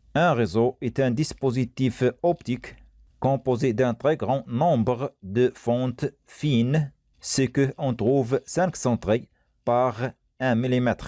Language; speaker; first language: French; non-native, local second language; Arabic